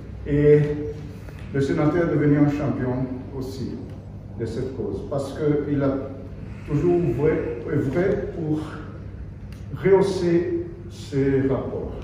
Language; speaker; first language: French; non-native, fluent; Portuguese